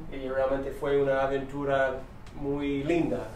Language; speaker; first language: Spanish; non-native, fluent; English